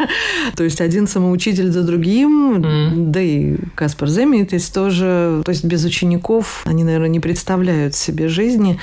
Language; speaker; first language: Russian; native; Russian